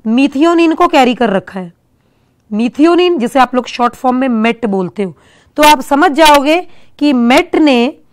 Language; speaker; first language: Hindi; non-native, local second language; Punjabi